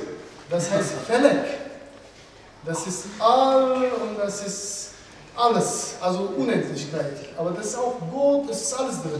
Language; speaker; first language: German; non-native, fluent; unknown